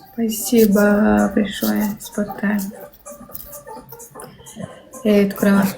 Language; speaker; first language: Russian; non-native, local second language; Kyrgyz